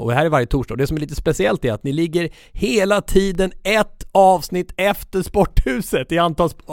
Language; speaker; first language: Swedish; native; Swedish